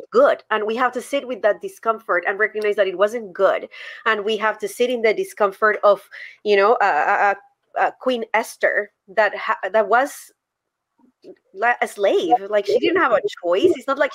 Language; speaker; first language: English; non-native, fluent; Spanish